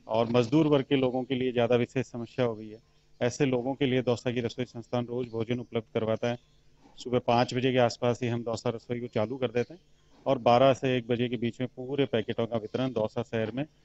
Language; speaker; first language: Hindi; native; Hindi